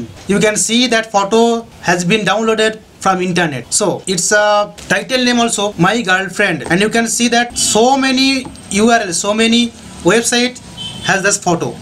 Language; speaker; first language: English; non-native, local second language; Hindi